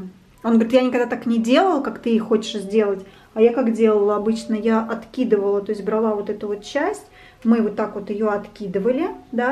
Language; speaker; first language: Russian; native; Russian